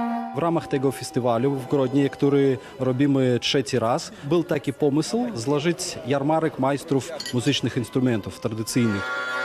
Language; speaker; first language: Polish; non-native, learner; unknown